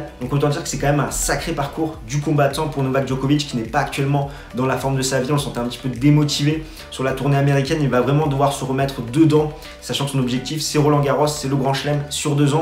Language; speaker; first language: French; native; French